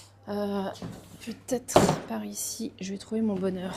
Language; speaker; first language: French; native; French